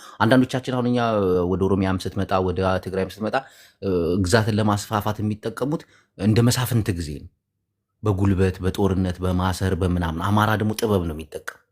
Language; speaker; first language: Amharic; non-native, local second language; Tigrinya